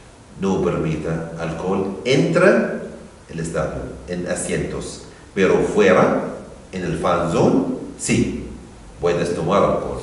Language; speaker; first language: Spanish; non-native, learner; Arabic